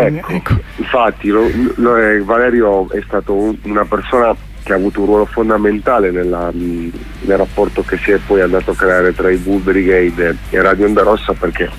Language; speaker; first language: Italian; native; Italian